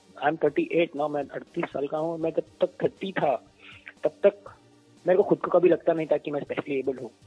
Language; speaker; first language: Hindi; non-native, local second language; Malayalam